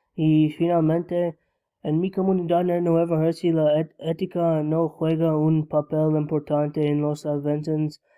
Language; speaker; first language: Spanish; non-native, learner; English